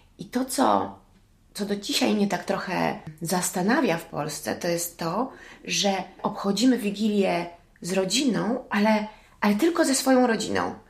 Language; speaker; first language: Polish; early bilingual, heritage; Polish